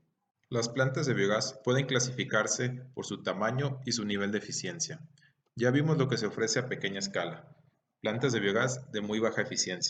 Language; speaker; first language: Spanish; native; Spanish